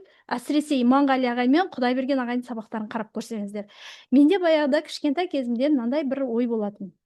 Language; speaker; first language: Kazakh; native; Kazakh